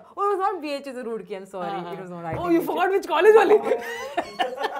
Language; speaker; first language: English; non-native, local second language; Hindi